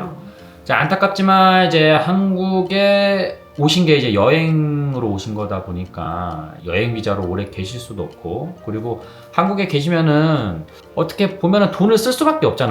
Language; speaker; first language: Korean; native; Korean